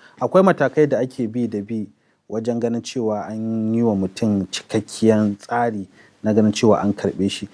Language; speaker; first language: Hausa; native; Hausa